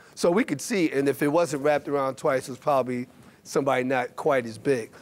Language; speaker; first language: English; native; English